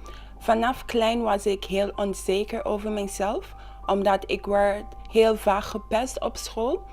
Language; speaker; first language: Dutch; non-native, local second language; Papiamento